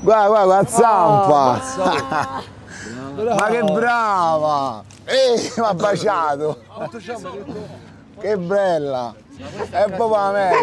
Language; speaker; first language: Italian; native; Italian